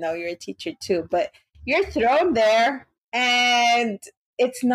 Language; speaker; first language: English; early bilingual, other home language; Spanish